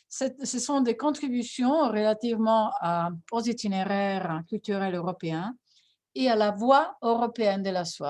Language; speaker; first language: French; non-native, fluent; Italian